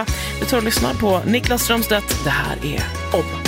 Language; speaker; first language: Swedish; native; Swedish